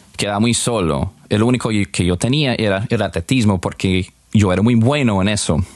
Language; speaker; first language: Spanish; non-native, fluent; English